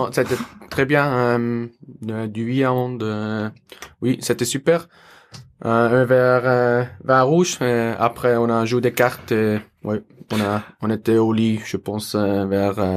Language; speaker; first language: French; non-native, learner; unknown